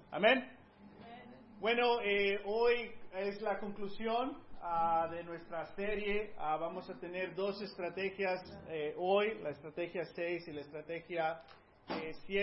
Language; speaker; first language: Spanish; early bilingual, heritage; Spanish